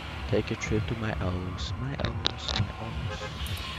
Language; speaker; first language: English; non-native, learner; French